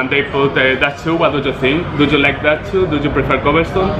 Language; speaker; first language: English; non-native, learner; Spanish